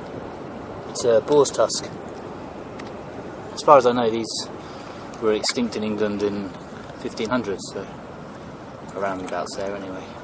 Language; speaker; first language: English; native; English